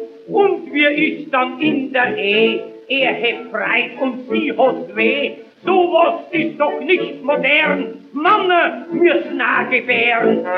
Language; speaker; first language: German; native; German